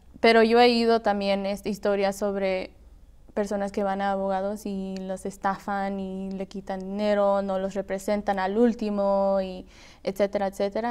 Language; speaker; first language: Spanish; early bilingual, heritage; Spanish